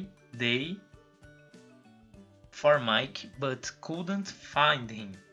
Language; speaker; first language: English; non-native, learner; Portuguese